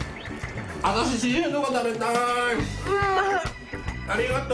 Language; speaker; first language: Japanese; native; Japanese